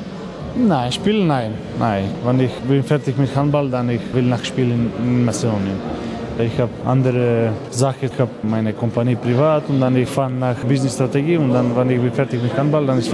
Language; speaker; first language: German; non-native, learner; Macedonian